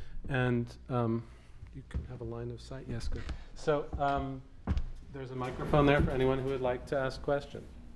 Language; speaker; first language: English; native; English